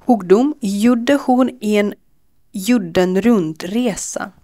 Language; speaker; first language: Swedish; non-native, learner; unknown